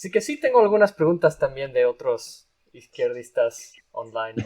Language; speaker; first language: Spanish; non-native, fluent; English